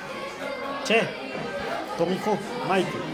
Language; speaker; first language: French; native; French